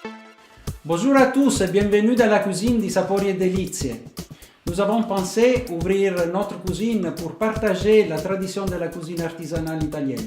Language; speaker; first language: French; non-native, fluent; Italian